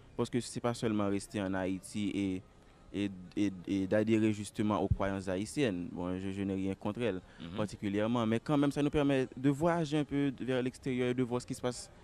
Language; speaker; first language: French; native; French